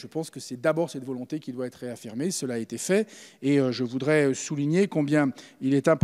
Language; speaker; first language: French; native; French